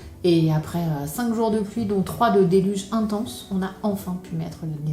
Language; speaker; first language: French; native; French